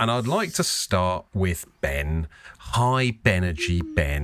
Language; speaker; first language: English; native; English